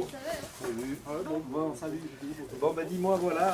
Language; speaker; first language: French; native; French